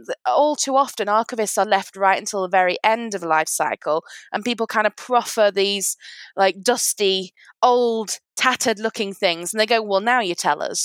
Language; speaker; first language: English; native; English